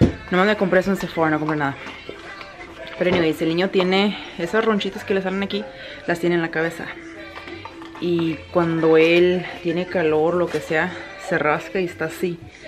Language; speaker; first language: Spanish; early bilingual, heritage; Spanish